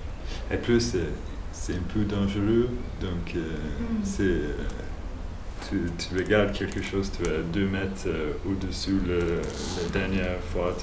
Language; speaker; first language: French; non-native, learner; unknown